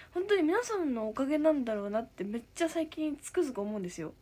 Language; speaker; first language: Japanese; native; Japanese